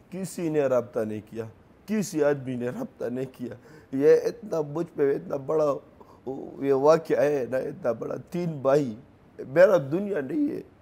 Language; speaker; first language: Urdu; non-native, local second language; Pashto